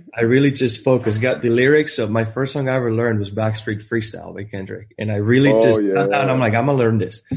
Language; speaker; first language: English; non-native, fluent; Spanish